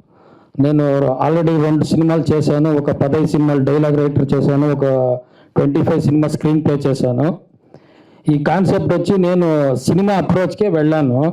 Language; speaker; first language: Telugu; non-native, learner; Kannada